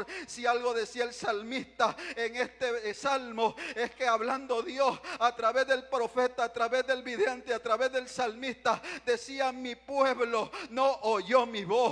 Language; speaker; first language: Spanish; native; Spanish